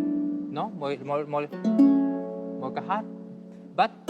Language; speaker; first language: English; non-native, learner; Spanish